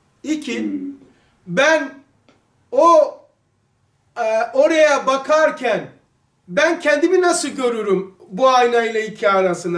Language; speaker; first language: Turkish; native; Turkish